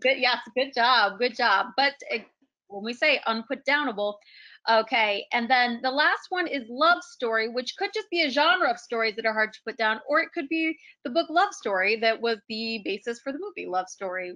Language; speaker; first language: English; native; English